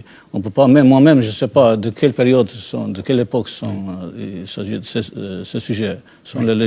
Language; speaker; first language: French; non-native, fluent; Albanian